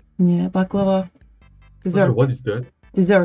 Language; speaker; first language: English; non-native, learner; Turkish